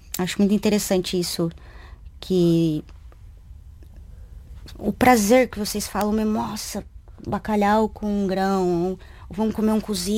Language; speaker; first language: Portuguese; native; Portuguese